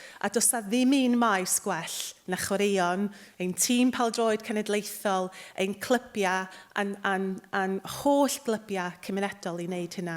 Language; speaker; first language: Welsh; native; Welsh